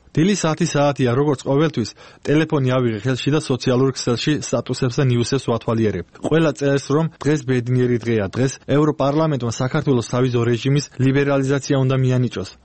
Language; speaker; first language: Georgian; non-native, local second language; Azerbaijani